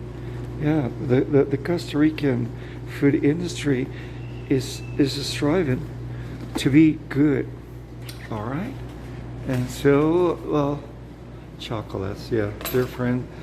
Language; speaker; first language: English; non-native, fluent; Spanish